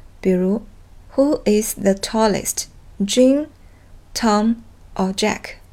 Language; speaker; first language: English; non-native, fluent; Chinese